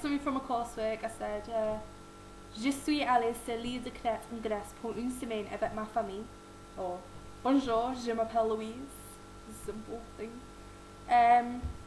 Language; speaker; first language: French; non-native, learner; English